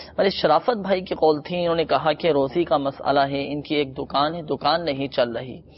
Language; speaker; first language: Urdu; native; Urdu